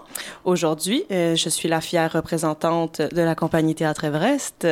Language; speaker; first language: French; native; French